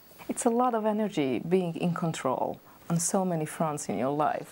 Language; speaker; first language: English; non-native, fluent; Slovak